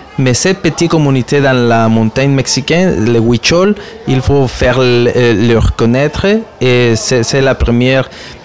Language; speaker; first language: French; non-native, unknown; Spanish